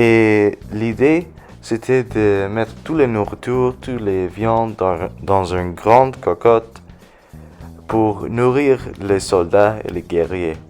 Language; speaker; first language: French; non-native, learner; English